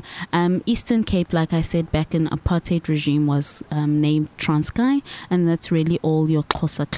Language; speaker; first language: English; non-native, local second language; Xhosa